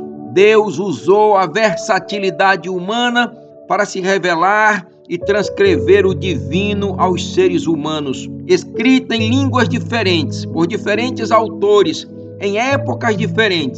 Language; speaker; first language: Portuguese; native; Portuguese